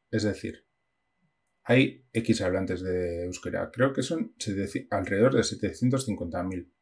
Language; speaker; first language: Spanish; native; Spanish